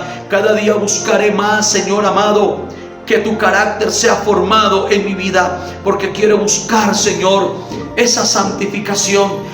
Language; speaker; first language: Spanish; native; Spanish